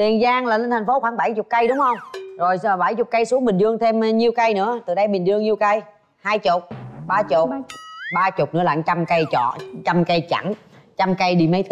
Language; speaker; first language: Vietnamese; native; Vietnamese